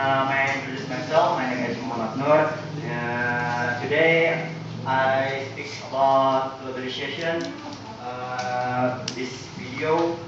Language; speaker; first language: English; non-native, learner; Indonesian